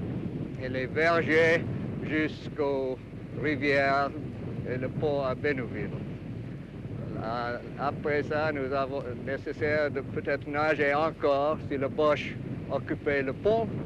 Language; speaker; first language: French; non-native, fluent; English